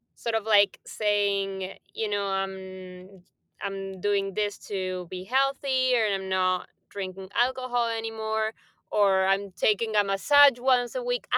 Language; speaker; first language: English; non-native, fluent; Spanish